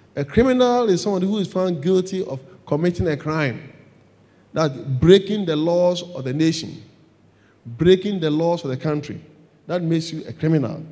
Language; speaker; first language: English; non-native, local second language; Akan